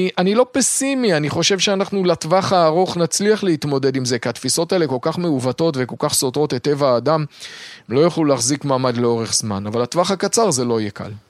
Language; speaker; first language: Hebrew; native; Hebrew